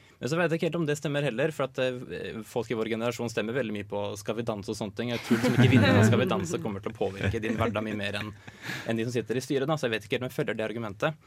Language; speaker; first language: Norwegian; native; Norwegian